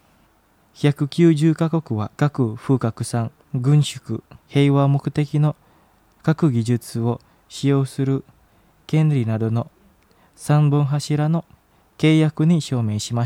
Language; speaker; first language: Japanese; non-native, fluent; Indonesian